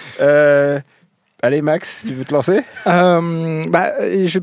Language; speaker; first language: French; native; French